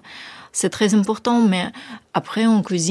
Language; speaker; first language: French; non-native, learner; Ukrainian